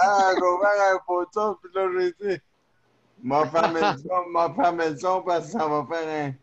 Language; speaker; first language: French; native; French